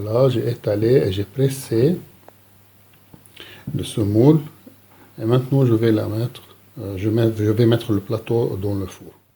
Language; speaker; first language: French; non-native, local second language; Arabic